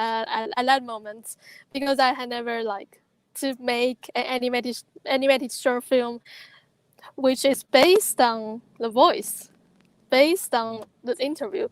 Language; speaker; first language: English; non-native, learner; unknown